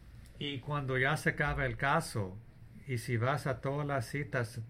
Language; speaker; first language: Spanish; early bilingual, heritage; English